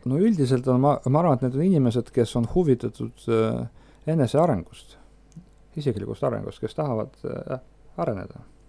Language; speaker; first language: Estonian; non-native, local second language; Russian